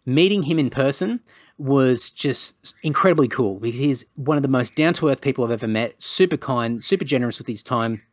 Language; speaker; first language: English; native; English